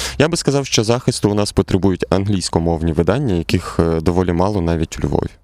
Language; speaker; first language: Ukrainian; non-native, local second language; Russian